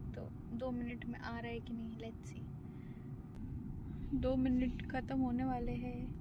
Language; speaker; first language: Hindi; non-native, local second language; Gujarati